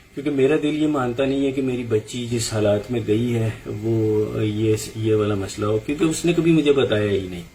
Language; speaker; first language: Urdu; native; Urdu